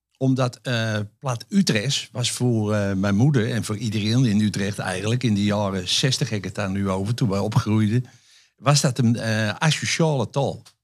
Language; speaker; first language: Dutch; native; Dutch